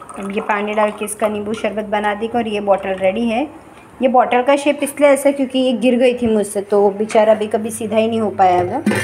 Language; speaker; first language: Hindi; non-native, local second language; Gujarati